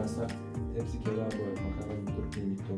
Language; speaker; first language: Indonesian; non-native, learner; Turkish